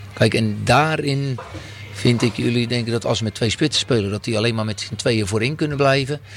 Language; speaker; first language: Dutch; native; Dutch